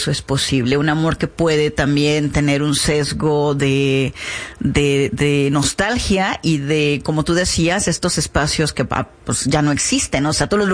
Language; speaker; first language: Spanish; native; Spanish